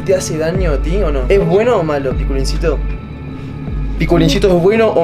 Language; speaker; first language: Spanish; native; Spanish